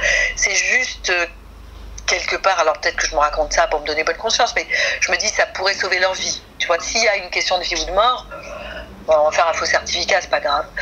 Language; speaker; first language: French; native; French